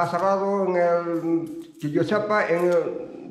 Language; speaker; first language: Spanish; non-native, local second language; Galician